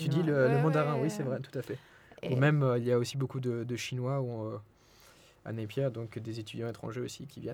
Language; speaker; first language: French; non-native, fluent; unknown